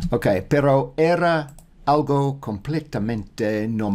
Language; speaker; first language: Spanish; non-native, learner; English